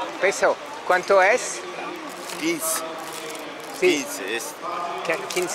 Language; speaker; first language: Spanish; non-native, learner; French